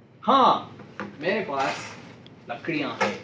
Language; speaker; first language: Hindi; non-native, learner; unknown